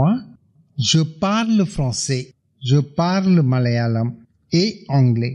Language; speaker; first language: French; non-native, fluent; Tamil